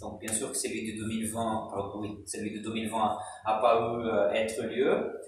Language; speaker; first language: French; non-native, fluent; Portuguese